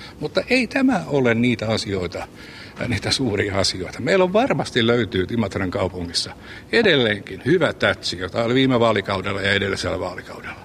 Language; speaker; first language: Finnish; native; Finnish